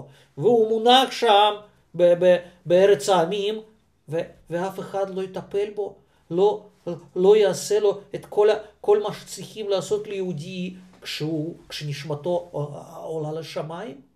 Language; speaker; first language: Hebrew; non-native, fluent; Russian